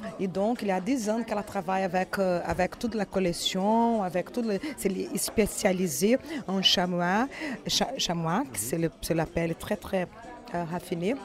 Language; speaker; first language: French; non-native, learner; Portuguese